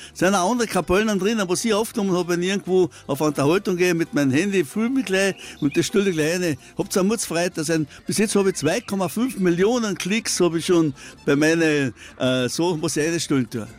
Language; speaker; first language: German; native; German